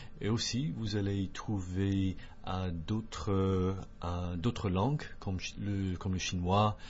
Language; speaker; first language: French; non-native, fluent; English